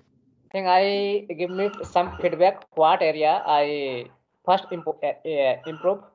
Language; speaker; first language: English; non-native, learner; Hindi